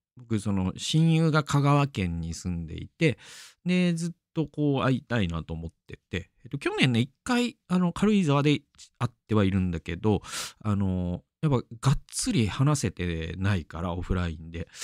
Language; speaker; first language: Japanese; native; Japanese